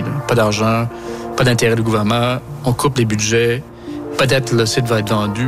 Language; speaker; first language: French; non-native, local second language; English